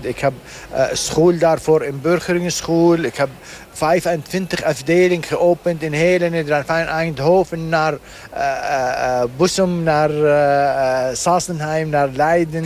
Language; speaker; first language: Dutch; non-native, learner; Arabic